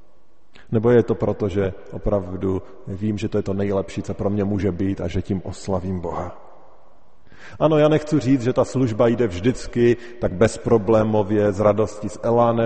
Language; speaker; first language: Czech; native; Czech